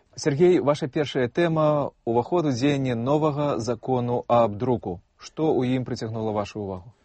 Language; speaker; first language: Belarusian; native; Belarusian